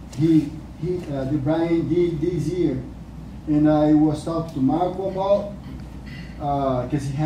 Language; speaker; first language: English; non-native, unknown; Portuguese